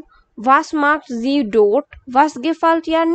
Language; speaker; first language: German; non-native, learner; Bangla